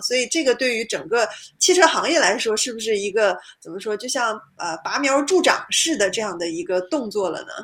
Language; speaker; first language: Chinese; native; Chinese